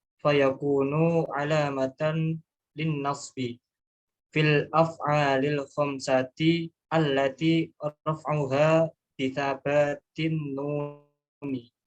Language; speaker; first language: Arabic; non-native, learner; Indonesian